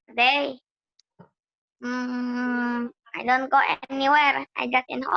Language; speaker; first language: English; non-native, learner; Indonesian